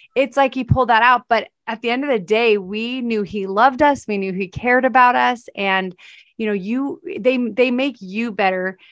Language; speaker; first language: English; native; English